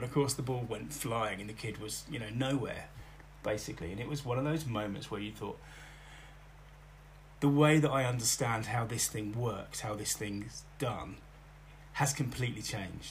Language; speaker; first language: English; native; English